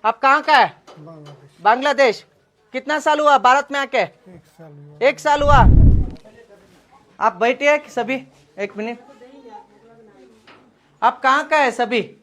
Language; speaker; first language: Hindi; non-native, local second language; Kannada